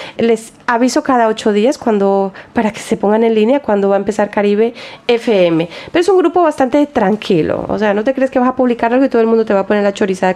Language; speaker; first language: Spanish; native; Spanish